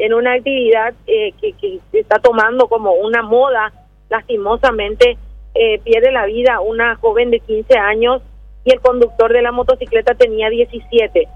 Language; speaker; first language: Spanish; native; Spanish